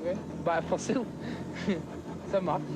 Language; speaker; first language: French; non-native, local second language; Dutch